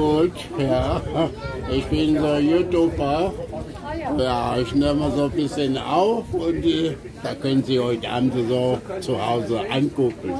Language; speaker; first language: German; non-native, learner; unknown